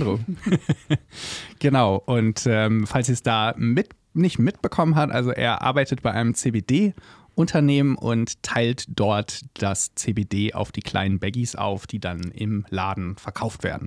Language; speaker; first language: German; native; German